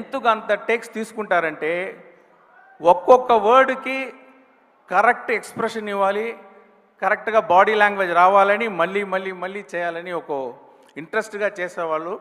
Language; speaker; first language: Telugu; non-native, fluent; Tamil